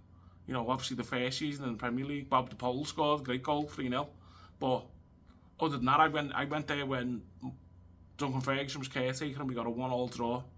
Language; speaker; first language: English; native; English